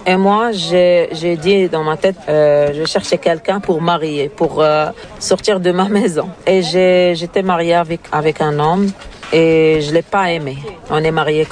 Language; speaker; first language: French; non-native, learner; Arabic